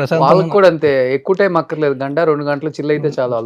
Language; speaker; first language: Telugu; native; Telugu